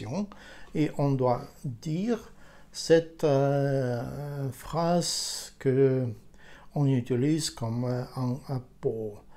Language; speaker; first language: French; non-native, fluent; Ukrainian